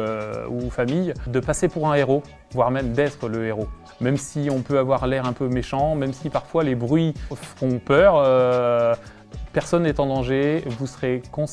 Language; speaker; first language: French; native; French